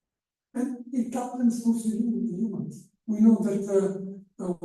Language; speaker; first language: English; non-native, fluent; Italian